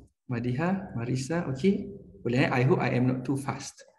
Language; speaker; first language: English; non-native, local second language; Malay